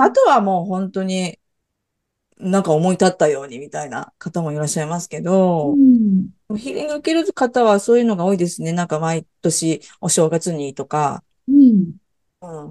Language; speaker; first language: Japanese; native; Japanese